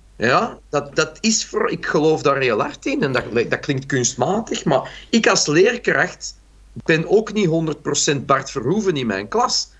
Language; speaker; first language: Dutch; native; Dutch